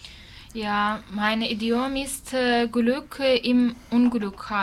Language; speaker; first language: German; non-native, learner; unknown